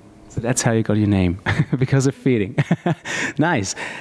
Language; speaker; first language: English; non-native, fluent; German